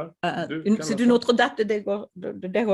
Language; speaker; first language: French; non-native, fluent; Swedish